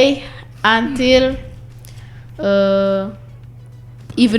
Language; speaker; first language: English; non-native, learner; Indonesian